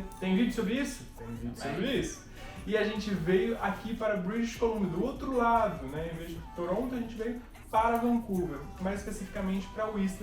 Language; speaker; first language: Portuguese; native; Portuguese